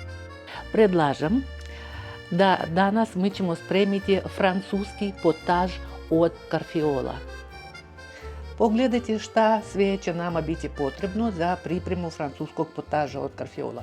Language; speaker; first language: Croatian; non-native, fluent; Russian